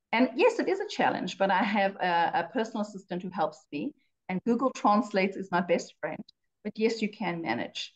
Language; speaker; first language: English; native; English